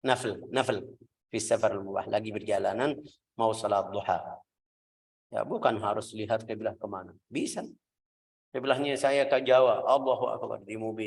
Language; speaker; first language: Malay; non-native, fluent; Arabic